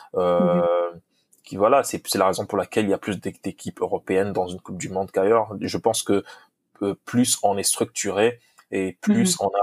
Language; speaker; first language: French; non-native, local second language; Lingala